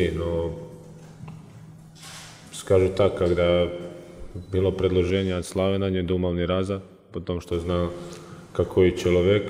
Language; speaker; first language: Russian; non-native, fluent; Croatian